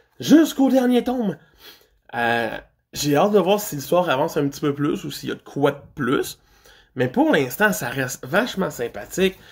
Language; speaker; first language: French; native; French